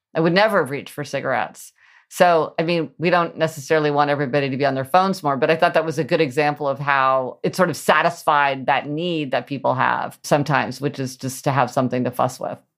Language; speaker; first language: English; native; English